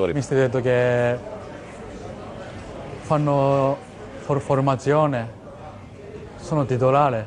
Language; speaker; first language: Italian; non-native, learner; Japanese